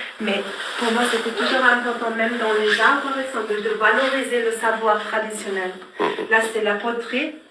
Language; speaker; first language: French; non-native, fluent; German